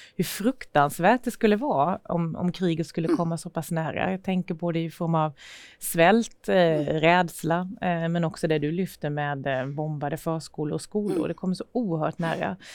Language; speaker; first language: Swedish; native; Swedish